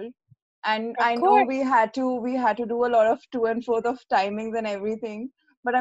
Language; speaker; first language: English; non-native, local second language; Hindi